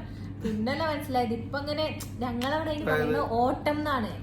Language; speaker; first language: Malayalam; native; Malayalam